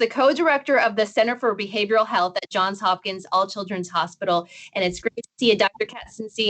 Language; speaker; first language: English; native; English